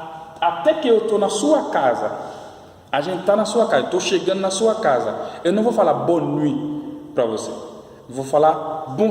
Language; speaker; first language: Portuguese; non-native, fluent; Haitian Creole